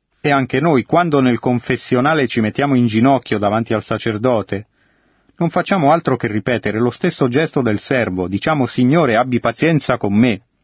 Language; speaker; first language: Italian; native; Italian